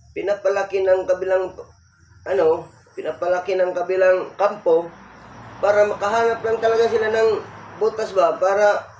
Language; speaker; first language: Filipino; non-native, local second language; Cebuano